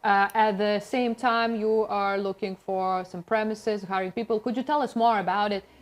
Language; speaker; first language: English; non-native, fluent; Lithuanian